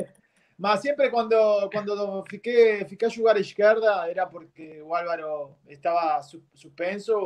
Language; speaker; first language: Portuguese; non-native, fluent; Spanish